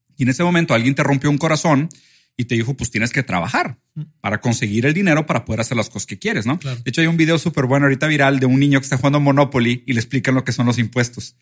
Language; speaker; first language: Spanish; early bilingual, other home language; Portuguese